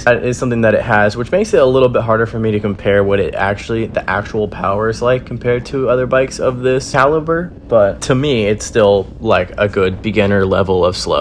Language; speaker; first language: English; native; English